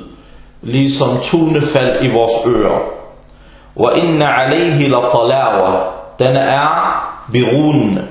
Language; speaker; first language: Danish; early bilingual, other home language; Arabic